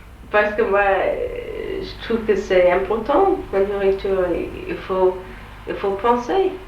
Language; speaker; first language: French; non-native, learner; English